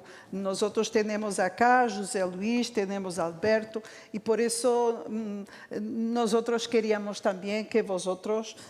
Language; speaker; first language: Spanish; non-native, fluent; Portuguese